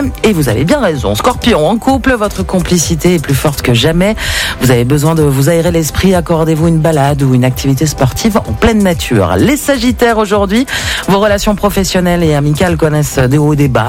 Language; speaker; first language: French; native; French